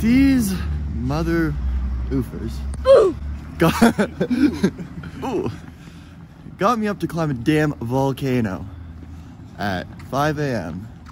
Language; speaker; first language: English; native; English